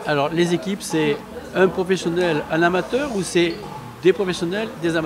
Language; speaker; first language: French; native; French